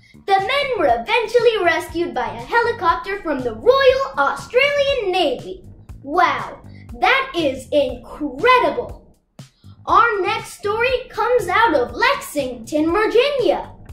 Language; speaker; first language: English; native; English